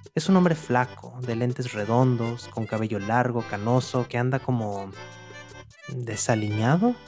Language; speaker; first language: Spanish; native; Spanish